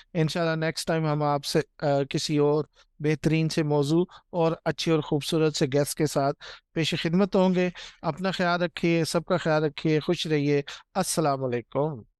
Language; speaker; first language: Urdu; non-native, local second language; Punjabi